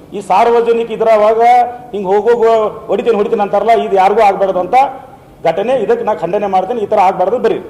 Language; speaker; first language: Kannada; non-native, local second language; Urdu